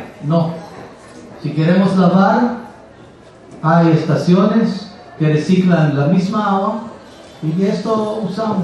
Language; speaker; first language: Spanish; non-native, fluent; Hebrew